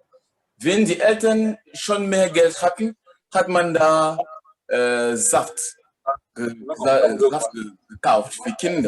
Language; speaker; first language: German; non-native, fluent; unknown